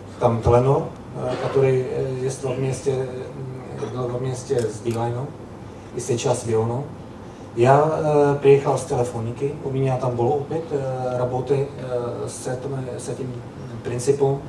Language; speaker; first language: Russian; non-native, learner; Czech